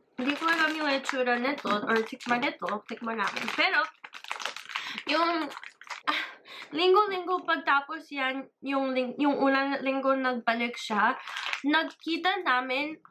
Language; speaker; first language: Filipino; early bilingual, heritage; English